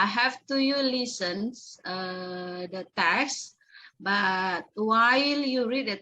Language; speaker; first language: English; non-native, learner; Indonesian